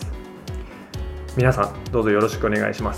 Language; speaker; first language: Japanese; native; Japanese